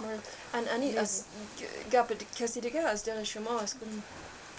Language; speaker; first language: Persian; non-native, fluent; English